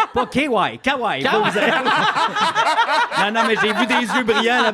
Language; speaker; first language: French; native; French